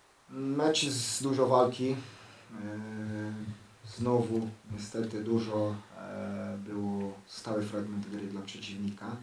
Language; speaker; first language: Polish; non-native, learner; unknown